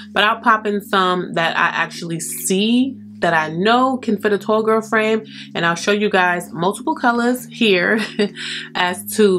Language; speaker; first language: English; native; English